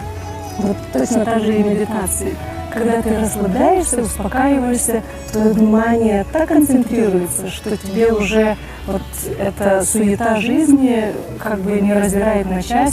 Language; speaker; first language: Russian; native; Russian